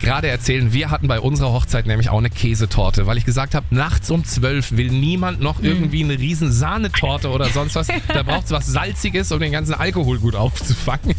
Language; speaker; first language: German; native; German